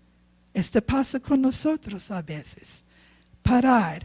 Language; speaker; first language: Spanish; non-native, learner; English